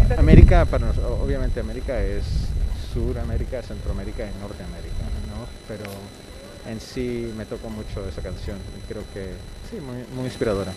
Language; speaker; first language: Spanish; early bilingual, heritage; Spanish